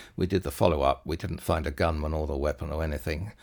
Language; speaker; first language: English; native; English